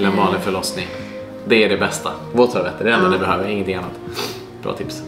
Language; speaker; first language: Swedish; native; Swedish